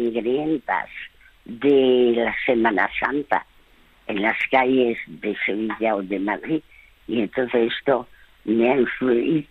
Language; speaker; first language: Spanish; early bilingual, other home language; French